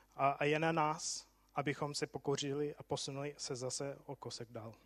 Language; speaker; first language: Czech; non-native, fluent; English